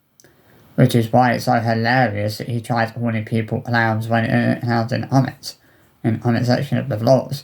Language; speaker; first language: English; native; English